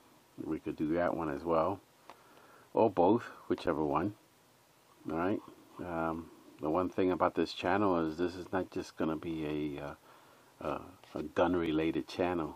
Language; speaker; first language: English; native; English